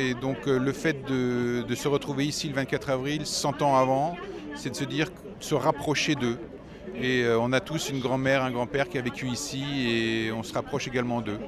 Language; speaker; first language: French; native; French